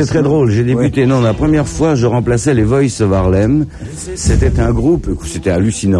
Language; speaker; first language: French; native; French